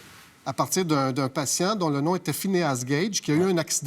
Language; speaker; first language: French; native; French